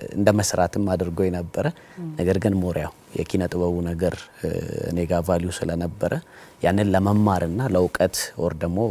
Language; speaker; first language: Amharic; native; Amharic